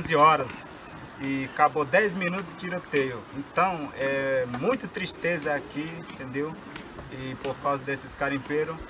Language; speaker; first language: Portuguese; non-native, learner; Yanomámi